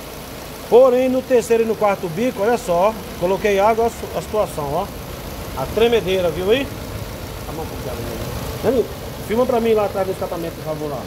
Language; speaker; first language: Portuguese; native; Portuguese